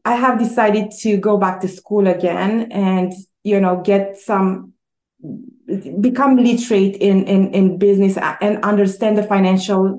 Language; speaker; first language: English; non-native, fluent; Romanian